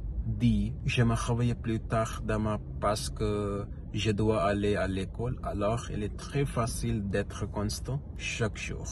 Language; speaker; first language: French; non-native, learner; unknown